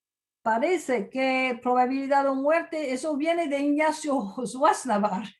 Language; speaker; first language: Spanish; non-native, fluent; French